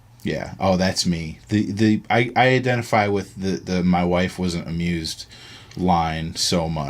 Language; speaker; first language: English; native; English